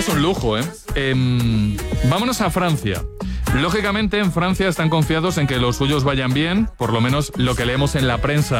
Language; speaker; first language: Spanish; native; Spanish